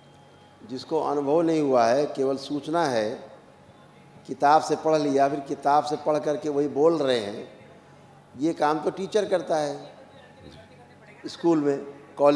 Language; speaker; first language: Hindi; native; Hindi